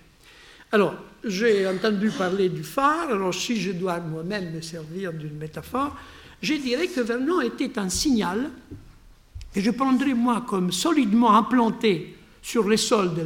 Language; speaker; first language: French; non-native, fluent; Italian